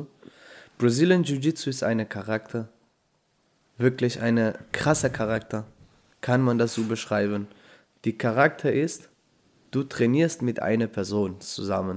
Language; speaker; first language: German; non-native, fluent; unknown